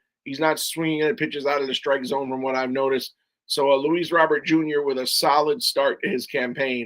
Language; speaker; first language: English; native; English